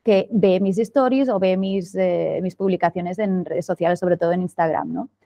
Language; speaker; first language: Spanish; non-native, local second language; Catalan